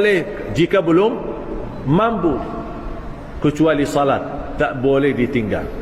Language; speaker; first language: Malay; non-native, fluent; Arabic